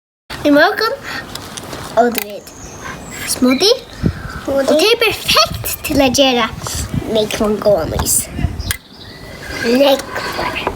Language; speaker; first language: Norwegian; non-native, learner; Faroese